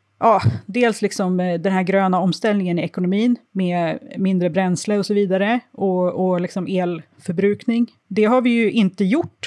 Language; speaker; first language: Swedish; native; Swedish